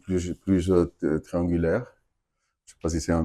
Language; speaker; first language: French; non-native, fluent; Spanish